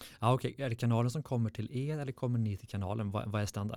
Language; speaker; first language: Swedish; native; Swedish